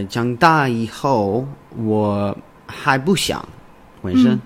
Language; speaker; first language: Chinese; non-native, learner; English